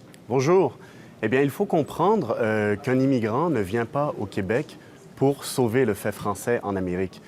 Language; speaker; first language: French; native; French